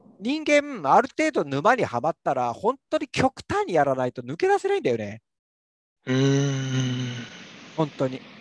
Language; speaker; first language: Japanese; native; Japanese